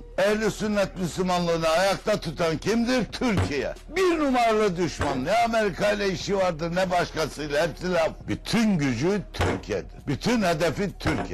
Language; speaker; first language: Turkish; native; Turkish